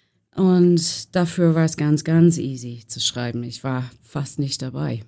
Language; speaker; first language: German; non-native, learner; English